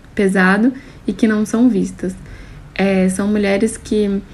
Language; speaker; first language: Portuguese; native; Portuguese